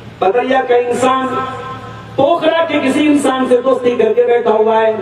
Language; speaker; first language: Urdu; native; Urdu